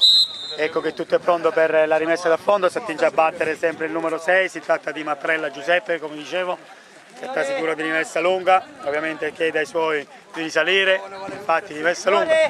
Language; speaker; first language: Italian; native; Italian